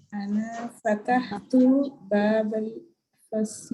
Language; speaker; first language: Arabic; non-native, learner; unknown